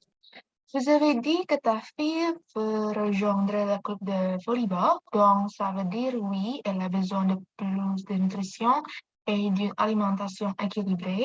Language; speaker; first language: French; non-native, learner; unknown